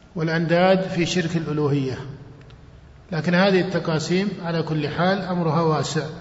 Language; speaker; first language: Arabic; native; Arabic